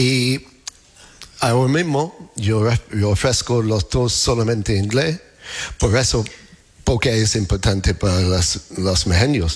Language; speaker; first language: Spanish; non-native, learner; English